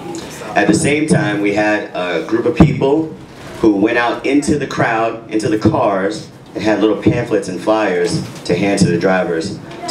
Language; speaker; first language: English; native; English